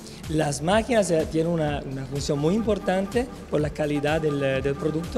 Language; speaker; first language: Spanish; non-native, fluent; Italian